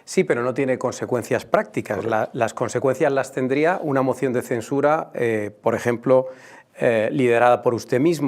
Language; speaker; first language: Spanish; native; Spanish